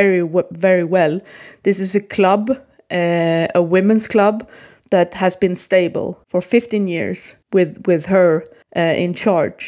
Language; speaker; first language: English; non-native, fluent; Swedish